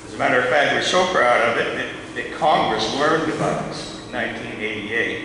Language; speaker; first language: English; native; English